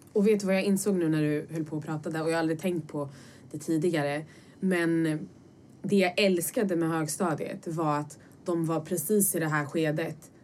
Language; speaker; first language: Swedish; early bilingual, other home language; Somali